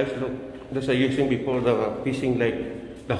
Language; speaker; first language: English; non-native, learner; Filipino